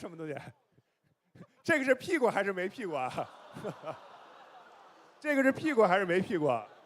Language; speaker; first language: Chinese; native; Chinese